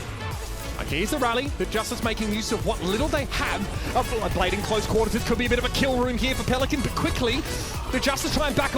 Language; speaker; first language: English; native; English